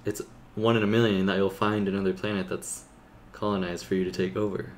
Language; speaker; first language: English; native; English